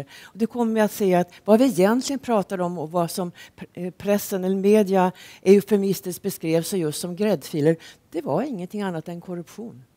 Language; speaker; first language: Swedish; native; Swedish